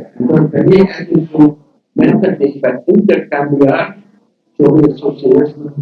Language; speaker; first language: Spanish; non-native, learner; English